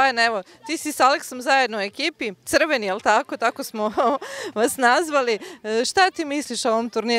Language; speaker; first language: Serbian; native; Serbian